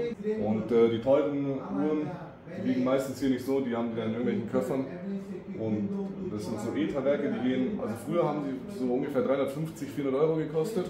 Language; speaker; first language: German; native; German